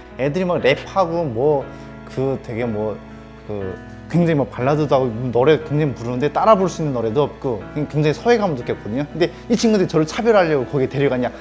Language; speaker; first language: Korean; native; Korean